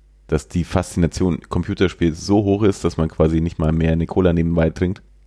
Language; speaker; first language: German; native; German